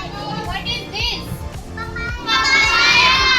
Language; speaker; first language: English; non-native, local second language; Hindi